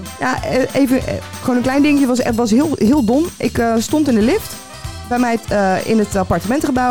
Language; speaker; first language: Dutch; native; Dutch